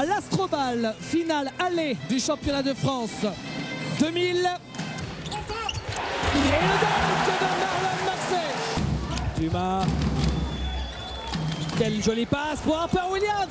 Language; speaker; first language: French; native; French